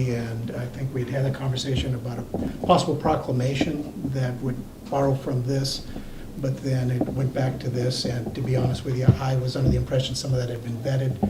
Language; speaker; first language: English; early bilingual, other home language; Spanish